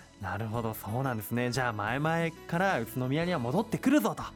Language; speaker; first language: Japanese; native; Japanese